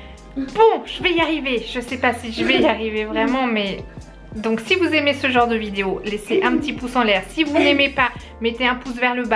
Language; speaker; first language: French; native; French